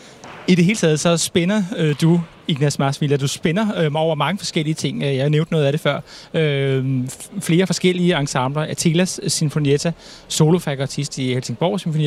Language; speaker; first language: Danish; native; Danish